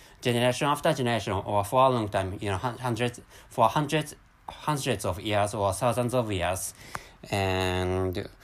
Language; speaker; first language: English; non-native, learner; Japanese